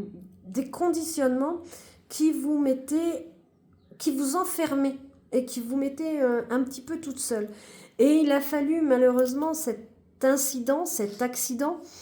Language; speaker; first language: French; native; French